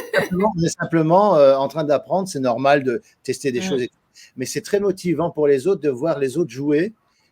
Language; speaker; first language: French; native; French